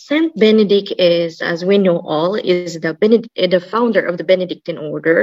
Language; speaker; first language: English; non-native, local second language; Cebuano